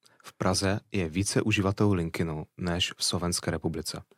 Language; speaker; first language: Slovak; non-native, learner; Russian